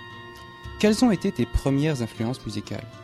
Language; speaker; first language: French; native; French